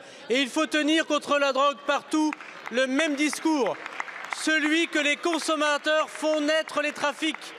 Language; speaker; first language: French; native; French